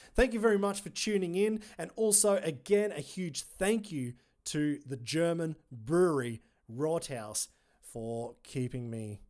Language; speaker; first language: English; native; English